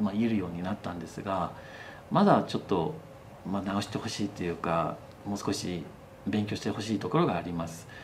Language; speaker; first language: Japanese; non-native, fluent; English